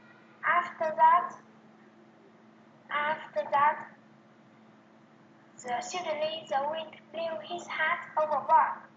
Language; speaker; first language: English; non-native, learner; Vietnamese